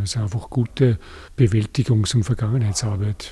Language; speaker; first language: German; native; German